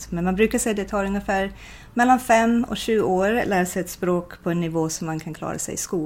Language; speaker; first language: Swedish; non-native, fluent; English